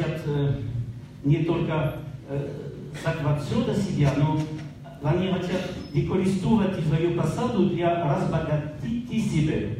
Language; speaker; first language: Ukrainian; non-native, learner; French